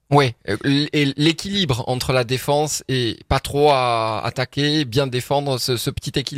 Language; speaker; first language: French; native; French